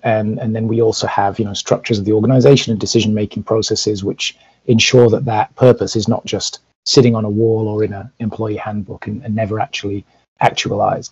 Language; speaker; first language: English; native; English